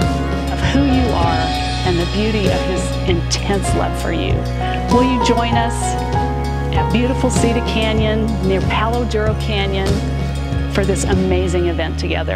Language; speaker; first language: English; native; English